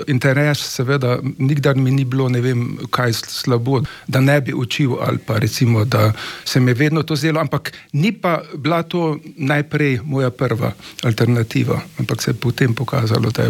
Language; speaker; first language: Slovenian; native; Slovenian